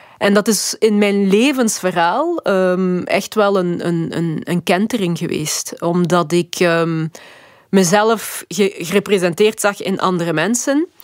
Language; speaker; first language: Dutch; early bilingual, other home language; Lingala